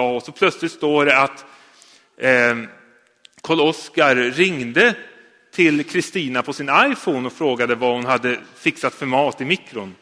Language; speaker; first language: Swedish; native; Swedish